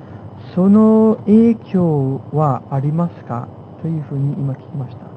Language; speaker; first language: Japanese; non-native, fluent; English